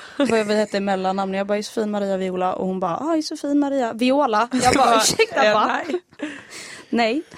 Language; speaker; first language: Swedish; native; Swedish